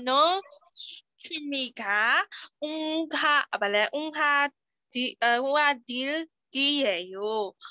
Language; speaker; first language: Korean; non-native, learner; Burmese